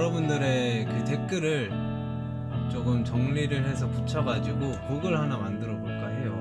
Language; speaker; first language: Korean; native; Korean